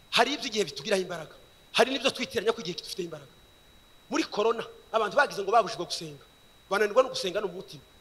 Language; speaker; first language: Kinyarwanda; early bilingual, heritage; Kinyarwanda